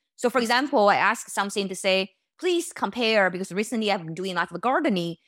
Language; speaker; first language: English; non-native, fluent; Chinese